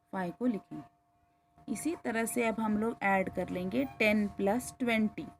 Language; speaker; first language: Hindi; non-native, local second language; Kannada